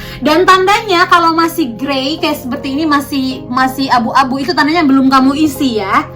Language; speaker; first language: Indonesian; native; Indonesian